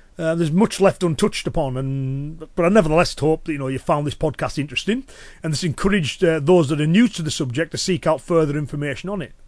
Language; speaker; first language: English; native; English